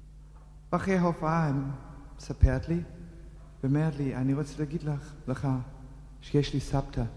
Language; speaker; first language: Hebrew; non-native, fluent; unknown